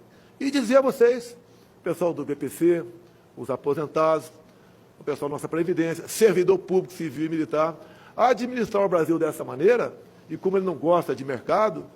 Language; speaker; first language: Portuguese; native; Portuguese